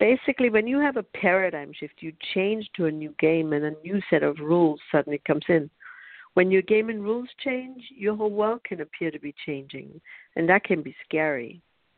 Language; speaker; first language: English; non-native, fluent; German